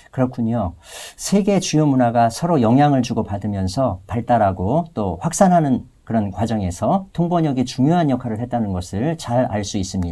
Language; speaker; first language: Korean; native; Korean